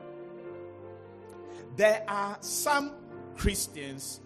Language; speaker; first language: English; non-native, local second language; Ga